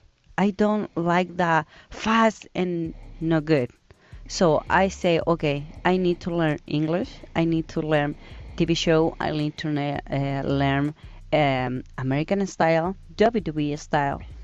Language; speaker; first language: English; non-native, learner; Spanish